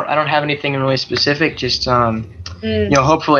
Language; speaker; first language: English; native; English